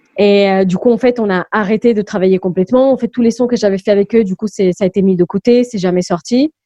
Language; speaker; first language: French; early bilingual, other home language; English